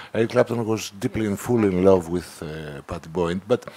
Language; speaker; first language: English; non-native, fluent; Greek